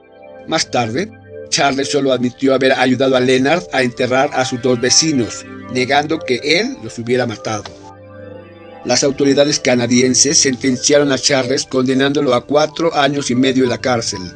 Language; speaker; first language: Spanish; native; Spanish